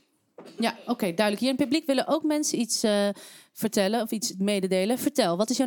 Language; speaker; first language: Dutch; native; Dutch